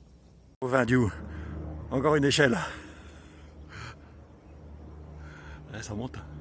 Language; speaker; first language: French; native; French